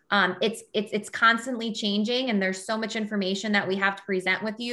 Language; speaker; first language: English; native; English